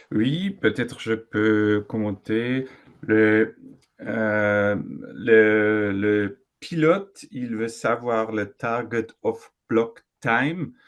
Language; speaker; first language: French; non-native, fluent; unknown